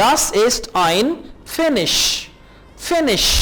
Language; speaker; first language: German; non-native, learner; Urdu